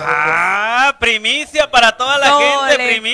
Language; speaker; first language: Spanish; native; Spanish